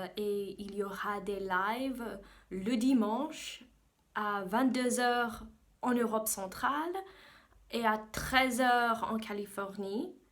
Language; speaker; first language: French; non-native, fluent; English